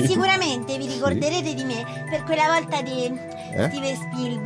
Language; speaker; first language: Italian; native; Italian